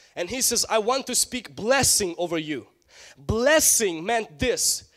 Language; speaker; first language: English; non-native, fluent; Ukrainian